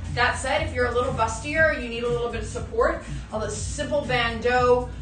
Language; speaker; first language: English; native; English